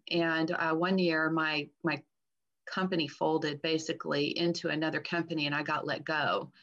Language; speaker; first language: English; native; English